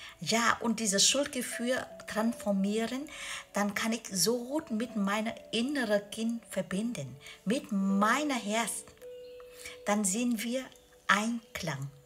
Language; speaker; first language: German; non-native, learner; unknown